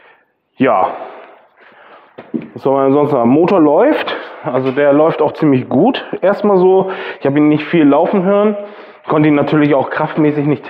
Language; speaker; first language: German; native; German